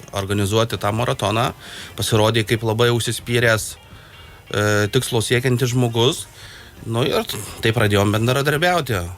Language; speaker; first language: Lithuanian; native; Lithuanian